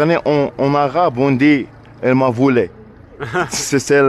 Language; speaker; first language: French; non-native, learner; Arabic